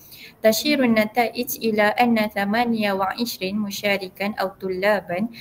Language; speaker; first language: Arabic; non-native, learner; Malay